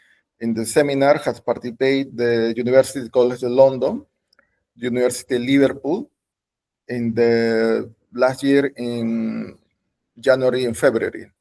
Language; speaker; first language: English; non-native, learner; Spanish